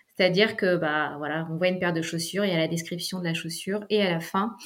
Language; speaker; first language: French; native; French